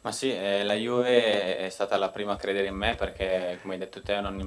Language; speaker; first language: Italian; native; Italian